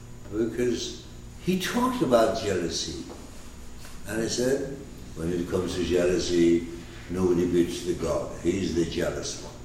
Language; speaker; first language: English; non-native, fluent; Persian